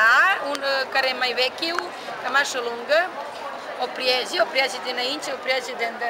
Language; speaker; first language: Romanian; early bilingual, heritage; Romanian